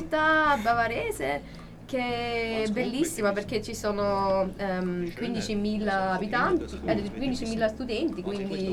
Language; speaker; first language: Italian; non-native, fluent; German